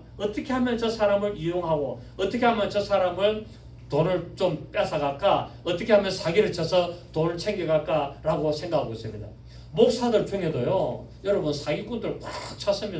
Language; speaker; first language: Korean; native; Korean